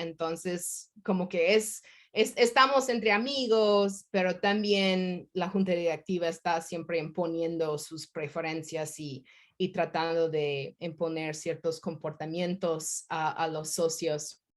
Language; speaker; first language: Spanish; non-native, fluent; English